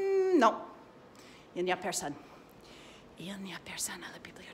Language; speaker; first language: French; non-native, fluent; English